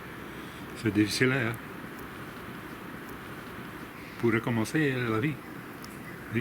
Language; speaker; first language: French; non-native, local second language; Dutch